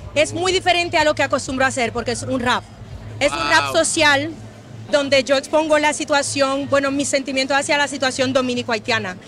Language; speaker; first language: Spanish; non-native, fluent; Haitian Creole